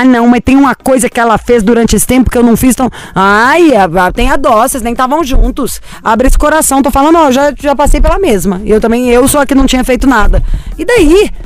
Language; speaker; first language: Portuguese; native; Portuguese